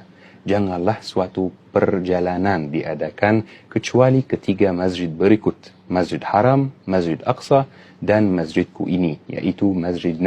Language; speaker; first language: Indonesian; non-native, fluent; Arabic